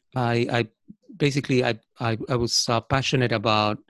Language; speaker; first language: English; non-native, fluent; Spanish